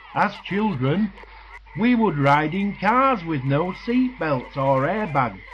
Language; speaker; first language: English; native; English